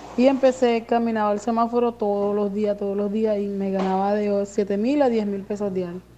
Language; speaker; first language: Spanish; native; Spanish